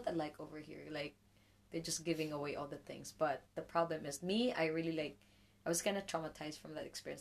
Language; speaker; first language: English; non-native, local second language; Cebuano